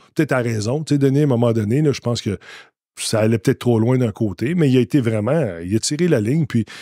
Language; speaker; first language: French; native; French